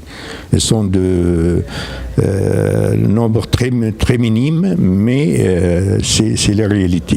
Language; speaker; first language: French; non-native, fluent; Arabic